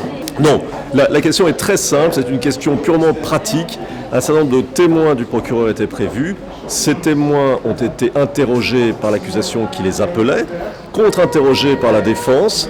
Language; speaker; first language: French; native; French